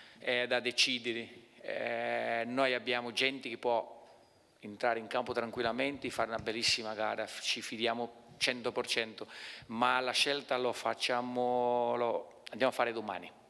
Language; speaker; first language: Italian; non-native, fluent; Portuguese